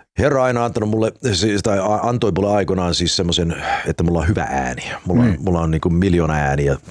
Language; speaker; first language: Finnish; early bilingual, heritage; Finnish